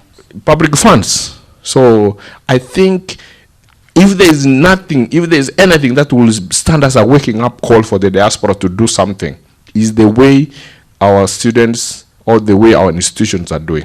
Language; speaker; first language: English; non-native, local second language; Gusii